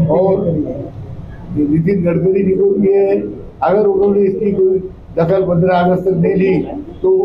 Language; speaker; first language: Hindi; non-native, local second language; Marathi